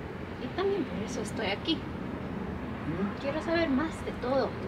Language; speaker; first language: Spanish; early bilingual, heritage; English